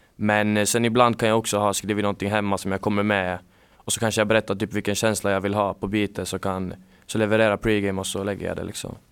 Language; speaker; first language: Swedish; native; Swedish